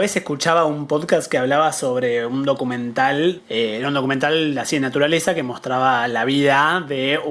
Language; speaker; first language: Spanish; native; Spanish